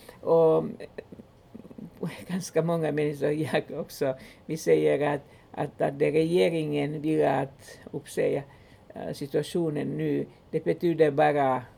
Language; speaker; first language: Swedish; non-native, local second language; Finnish